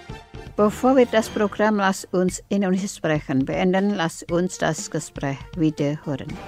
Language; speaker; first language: German; non-native, fluent; Indonesian